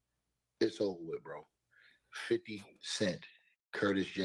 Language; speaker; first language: English; native; English